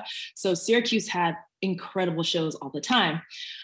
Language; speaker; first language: English; native; English